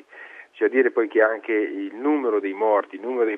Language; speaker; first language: Italian; native; Italian